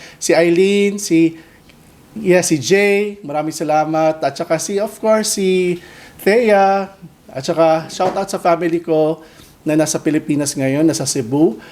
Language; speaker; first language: Filipino; non-native, local second language; Cebuano